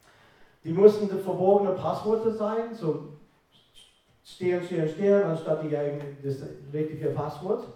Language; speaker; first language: German; non-native, fluent; English